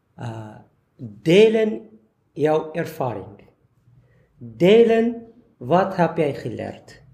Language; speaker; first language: Dutch; non-native, fluent; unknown